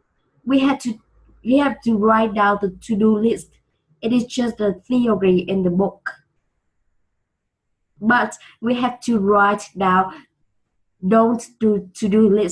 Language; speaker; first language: English; non-native, learner; Vietnamese